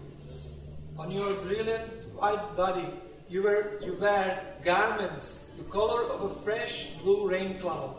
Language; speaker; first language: English; non-native, local second language; Tamil